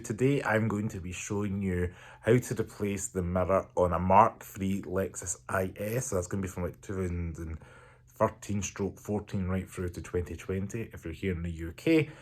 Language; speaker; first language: English; native; English